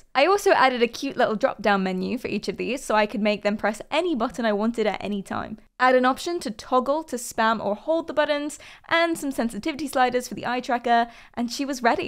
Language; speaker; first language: English; native; English